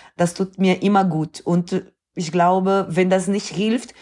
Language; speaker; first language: German; non-native, fluent; Portuguese